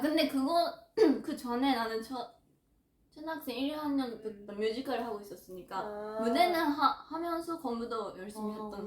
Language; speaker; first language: Korean; non-native, fluent; Japanese